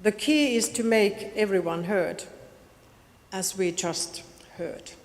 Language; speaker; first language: English; non-native, fluent; Finnish